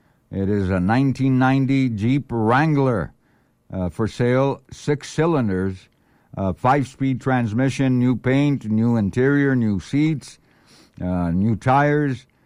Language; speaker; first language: English; early bilingual, other home language; Spanish